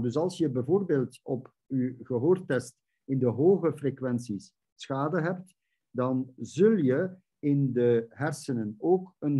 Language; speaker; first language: Dutch; native; Dutch